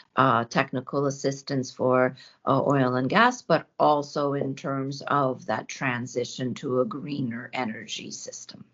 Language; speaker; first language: English; early bilingual, other home language; Ukrainian